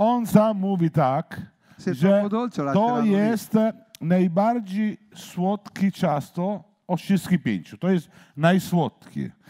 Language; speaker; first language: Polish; non-native, learner; Italian